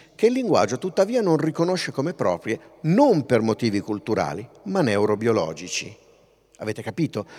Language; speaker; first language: Italian; native; Italian